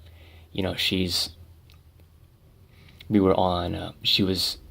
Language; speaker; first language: English; native; English